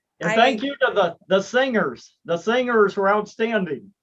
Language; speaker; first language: English; native; English